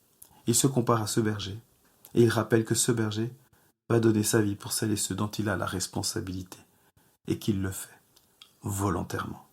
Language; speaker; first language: French; native; French